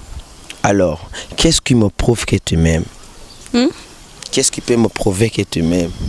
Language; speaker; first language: French; non-native, local second language; Rundi